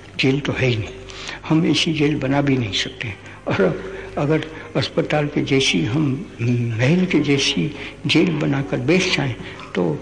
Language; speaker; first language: Hindi; non-native, local second language; Gujarati